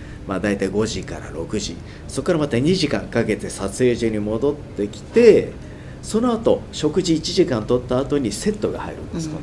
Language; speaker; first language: Japanese; native; Japanese